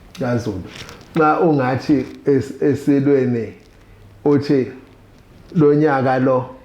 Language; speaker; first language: Zulu; native; Zulu